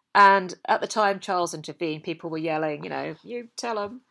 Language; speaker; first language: English; native; English